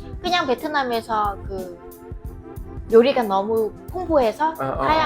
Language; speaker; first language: Korean; non-native, fluent; Vietnamese